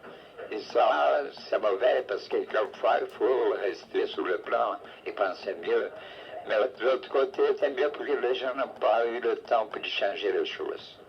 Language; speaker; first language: French; non-native, fluent; Portuguese